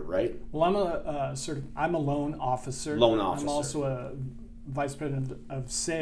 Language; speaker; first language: English; native; English